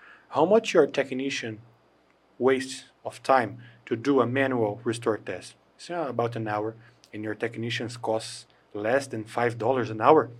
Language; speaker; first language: English; non-native, fluent; Portuguese